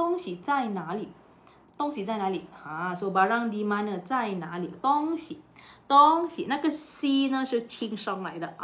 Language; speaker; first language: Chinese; non-native, local second language; Malay